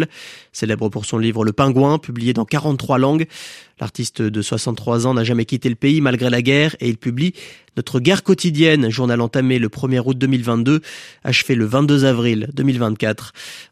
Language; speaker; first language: French; native; French